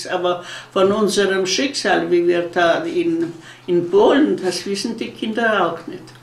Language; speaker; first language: German; early bilingual, heritage; German